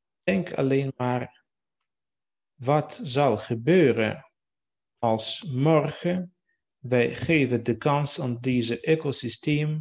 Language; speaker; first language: Dutch; non-native, fluent; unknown